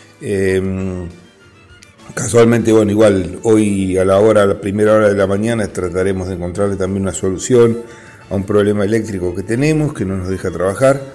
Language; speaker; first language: Spanish; native; Spanish